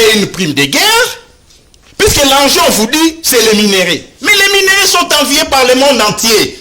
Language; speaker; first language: French; non-native, local second language; Lingala